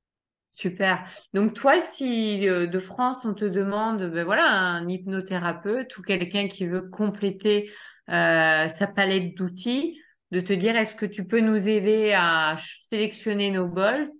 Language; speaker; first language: French; native; French